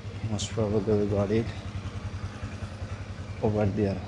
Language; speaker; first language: English; non-native, local second language; Bangla